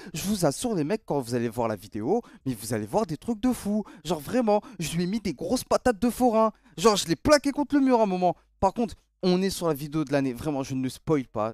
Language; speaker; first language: French; native; French